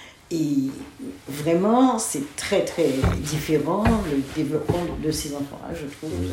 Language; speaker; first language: French; non-native, local second language; Guadeloupean Creole French